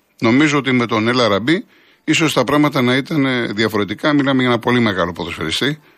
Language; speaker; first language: Greek; native; Greek